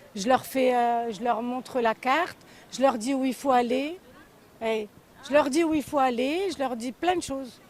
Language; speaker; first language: French; native; French